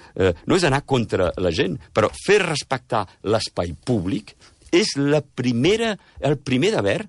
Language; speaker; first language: Catalan; early bilingual, heritage; Catalan